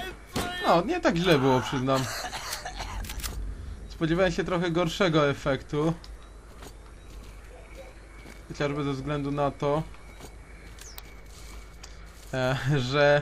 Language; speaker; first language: Polish; native; Polish